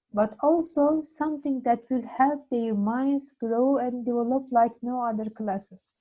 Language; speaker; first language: English; non-native, fluent; Turkish